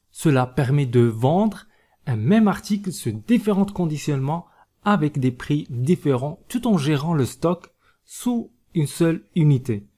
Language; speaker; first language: French; non-native, local second language; Arabic